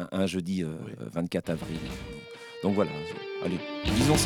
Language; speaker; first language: French; native; French